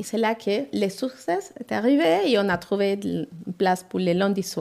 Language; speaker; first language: French; non-native, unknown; Spanish